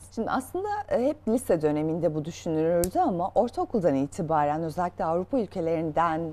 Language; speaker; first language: Turkish; native; Turkish